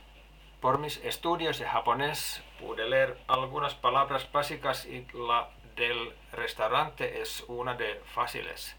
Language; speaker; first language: Spanish; non-native, learner; Finnish